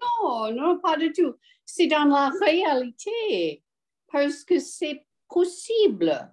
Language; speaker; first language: French; non-native, learner; English